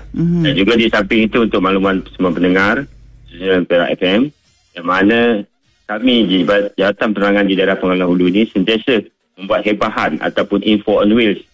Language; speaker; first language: Malay; native; Malay